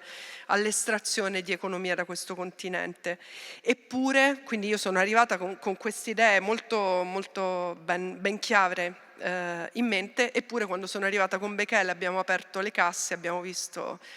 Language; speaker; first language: Italian; native; Italian